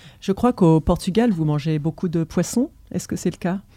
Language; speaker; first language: French; native; French